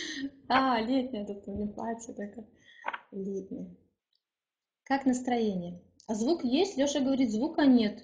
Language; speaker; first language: Russian; native; Russian